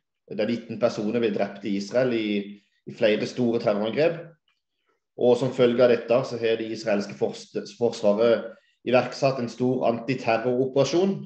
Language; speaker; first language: Norwegian; native; Norwegian